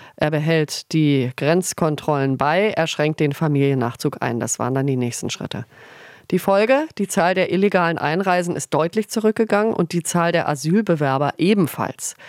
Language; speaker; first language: German; native; German